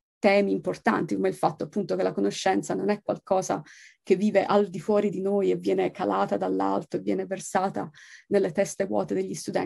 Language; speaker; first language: Italian; native; Italian